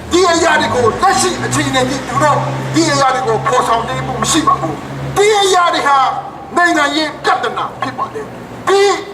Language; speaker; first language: Burmese; non-native, local second language; Kachin